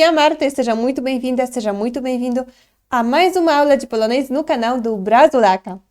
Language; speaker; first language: Portuguese; non-native, fluent; Polish